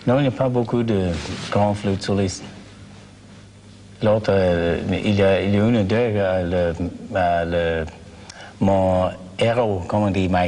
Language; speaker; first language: French; non-native, learner; English